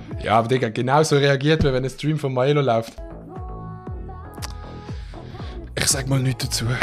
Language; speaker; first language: German; native; German